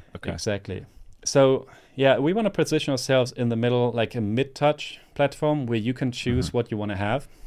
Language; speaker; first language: English; non-native, fluent; German